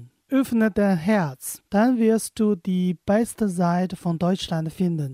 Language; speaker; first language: German; non-native, fluent; Chinese